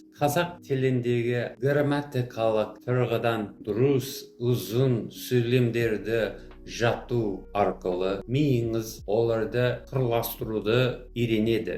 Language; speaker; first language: Kazakh; non-native, fluent; English